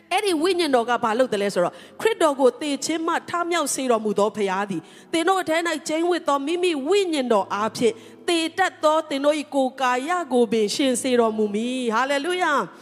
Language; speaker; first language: Burmese; non-native, local second language; Tedim Chin